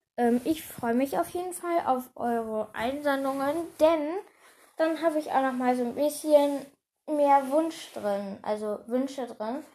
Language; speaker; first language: German; native; German